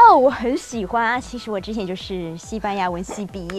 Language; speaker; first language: Chinese; native; Chinese